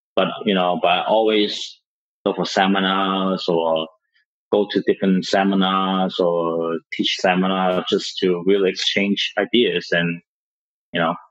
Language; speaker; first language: English; non-native, local second language; Cantonese